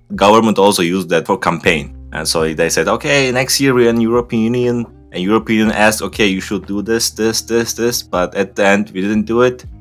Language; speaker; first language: English; non-native, fluent; Turkish